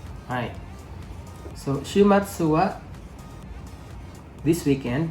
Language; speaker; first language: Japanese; non-native, fluent; Filipino